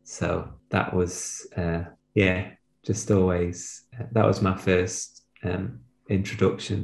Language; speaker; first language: English; native; English